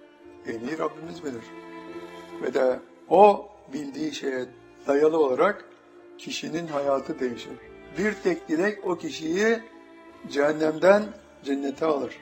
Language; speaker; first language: Turkish; native; Turkish